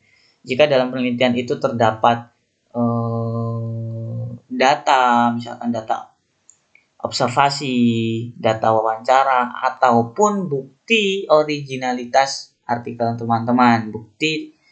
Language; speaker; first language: Indonesian; native; Indonesian